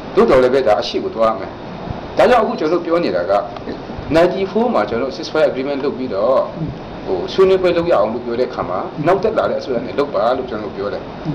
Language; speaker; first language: Burmese; non-native, local second language; Kachin